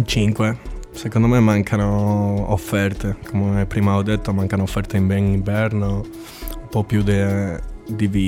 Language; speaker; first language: Italian; non-native, learner; Spanish